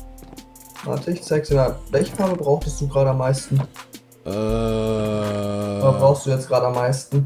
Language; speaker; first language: German; native; German